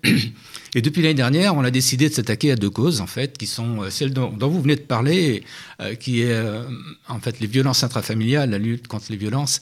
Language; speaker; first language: French; native; French